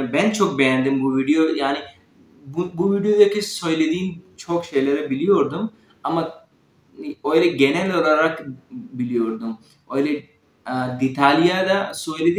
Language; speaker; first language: Turkish; non-native, fluent; Urdu